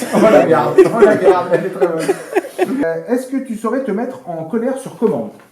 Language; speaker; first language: French; native; French